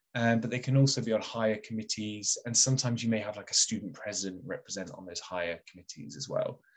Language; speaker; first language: English; native; English